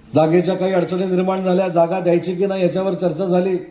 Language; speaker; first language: Marathi; native; Marathi